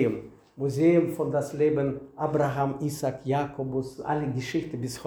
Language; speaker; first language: German; non-native, learner; Russian